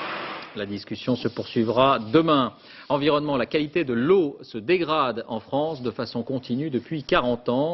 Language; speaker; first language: French; native; French